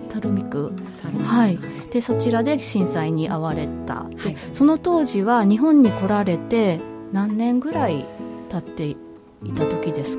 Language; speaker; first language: Japanese; native; Japanese